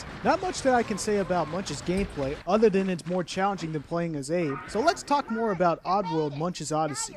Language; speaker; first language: English; non-native, fluent; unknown